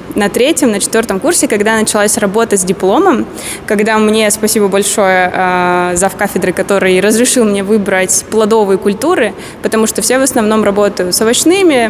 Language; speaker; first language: Russian; native; Russian